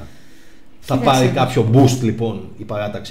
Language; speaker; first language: Greek; native; Greek